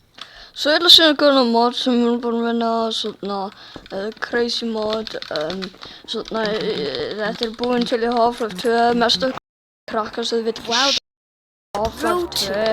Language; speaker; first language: Icelandic; early bilingual, heritage; English